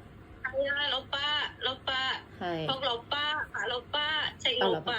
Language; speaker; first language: Cantonese; non-native, learner; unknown